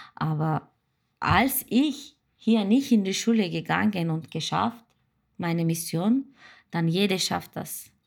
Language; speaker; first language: German; non-native, learner; Turkish